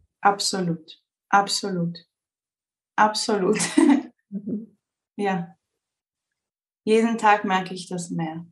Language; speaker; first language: German; non-native, fluent; Spanish